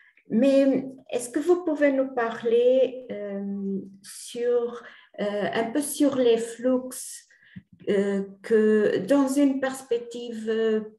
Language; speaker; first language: French; non-native, fluent; Portuguese